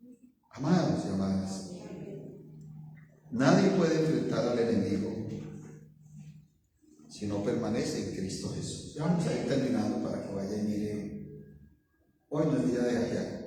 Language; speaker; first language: Spanish; native; Spanish